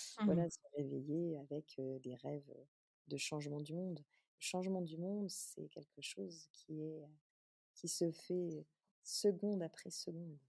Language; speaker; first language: French; native; French